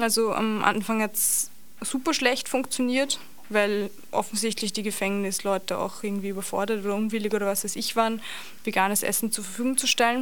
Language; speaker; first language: German; native; German